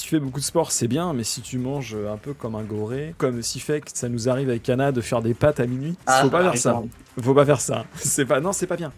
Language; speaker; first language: French; native; French